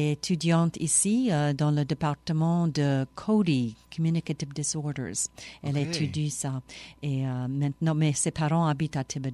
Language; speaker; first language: French; non-native, local second language; English